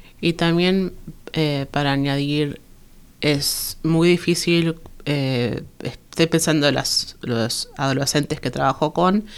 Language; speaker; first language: Spanish; early bilingual, heritage; Spanish